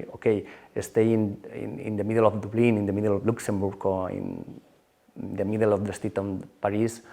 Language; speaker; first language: English; non-native, learner; Spanish